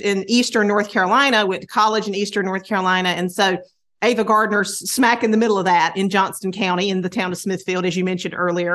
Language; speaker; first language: English; native; English